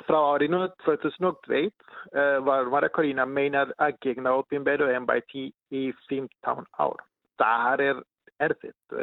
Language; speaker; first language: Icelandic; non-native, learner; Spanish